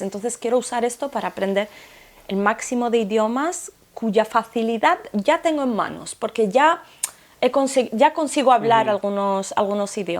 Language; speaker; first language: Spanish; non-native, local second language; Arabic